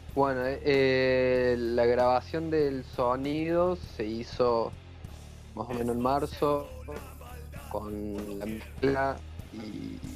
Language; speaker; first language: Spanish; native; Spanish